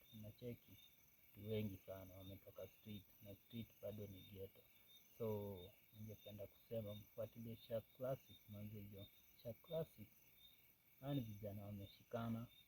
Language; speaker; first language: Swahili; native; Swahili